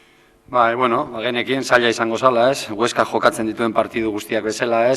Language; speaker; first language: Basque; native; Basque